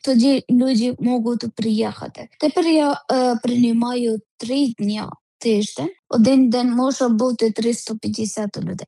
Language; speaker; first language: Ukrainian; non-native, learner; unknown